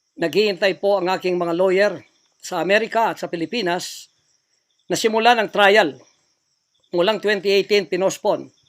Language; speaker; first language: Filipino; non-native, local second language; Cebuano